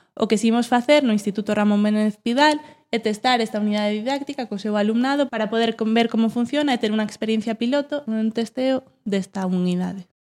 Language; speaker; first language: Galician; non-native, local second language; Spanish